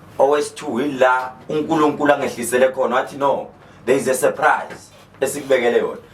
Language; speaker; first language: Zulu; native; Zulu